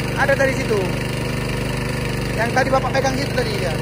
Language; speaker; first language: Indonesian; native; Indonesian